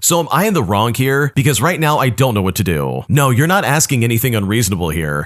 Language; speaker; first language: English; native; English